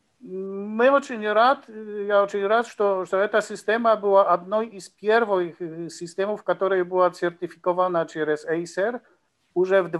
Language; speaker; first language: Russian; non-native, learner; Polish